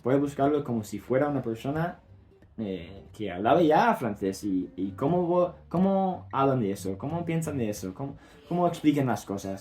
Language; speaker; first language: Spanish; non-native, fluent; English